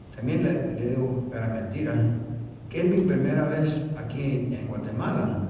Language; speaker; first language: Spanish; early bilingual, other home language; English